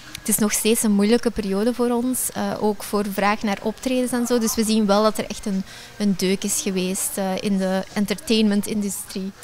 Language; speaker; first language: Dutch; native; Dutch